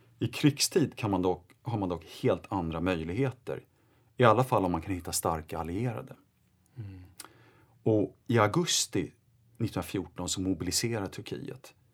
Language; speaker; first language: Swedish; native; Swedish